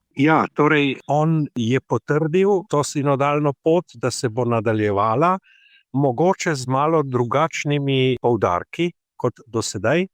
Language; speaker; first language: Slovenian; native; Slovenian